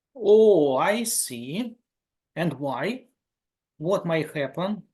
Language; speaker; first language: English; non-native, fluent; Russian